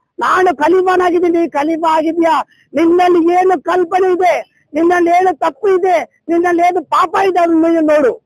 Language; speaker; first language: Kannada; non-native, local second language; Urdu